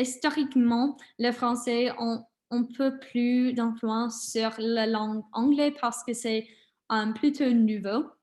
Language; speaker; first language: French; non-native, learner; English